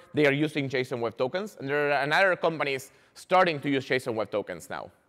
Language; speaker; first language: English; non-native, fluent; Spanish